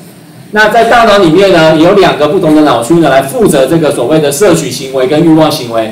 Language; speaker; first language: Chinese; native; Chinese